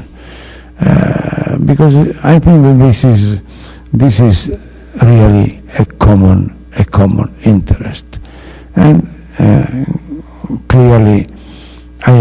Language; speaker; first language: English; non-native, fluent; Italian